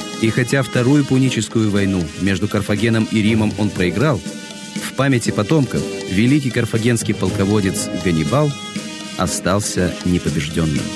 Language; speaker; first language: Russian; native; Russian